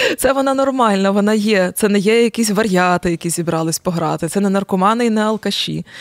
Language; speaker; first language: Ukrainian; native; Ukrainian